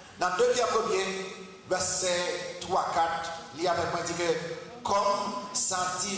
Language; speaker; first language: French; non-native, local second language; Haitian Creole